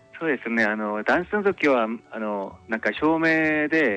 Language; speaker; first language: Japanese; non-native, fluent; Korean